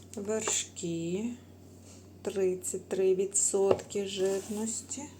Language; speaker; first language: Ukrainian; native; Ukrainian